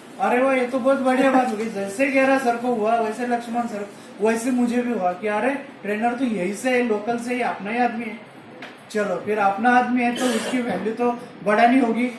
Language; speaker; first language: Hindi; non-native, local second language; Marathi